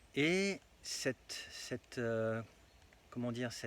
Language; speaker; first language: French; native; French